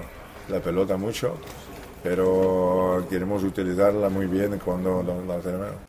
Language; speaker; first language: Spanish; non-native, fluent; Czech